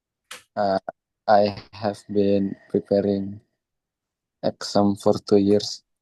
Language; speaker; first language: English; non-native, learner; Indonesian